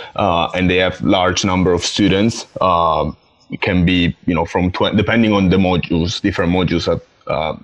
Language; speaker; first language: English; non-native, fluent; Italian